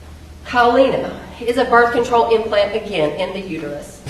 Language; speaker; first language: English; native; English